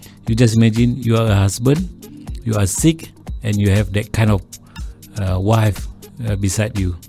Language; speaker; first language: English; non-native, local second language; Malay